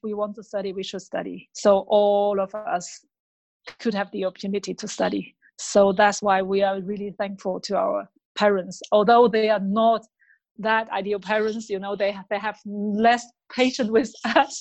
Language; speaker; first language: English; non-native, fluent; Chinese